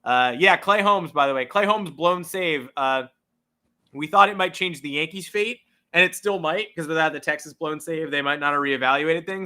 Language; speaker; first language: English; native; English